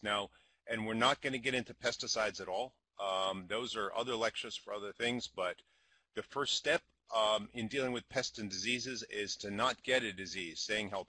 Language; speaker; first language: English; native; English